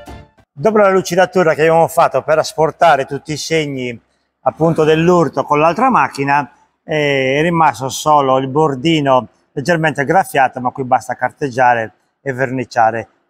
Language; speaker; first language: Italian; native; Italian